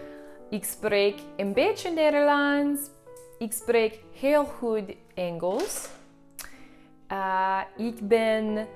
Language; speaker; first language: Dutch; non-native, learner; English